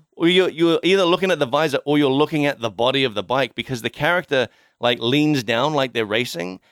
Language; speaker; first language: English; native; English